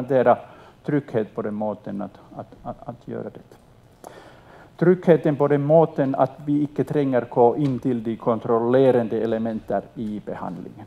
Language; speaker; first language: Swedish; non-native, local second language; Finnish